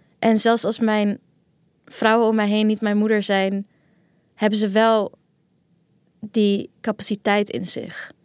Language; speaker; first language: Dutch; early bilingual, other home language; Kurdish